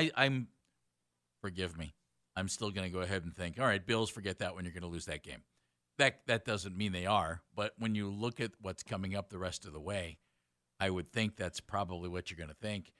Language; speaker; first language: English; native; English